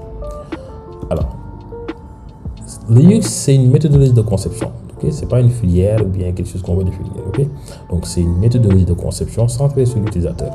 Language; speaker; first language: French; non-native, local second language; Wolof